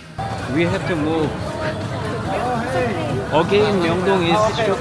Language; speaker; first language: English; non-native, learner; Korean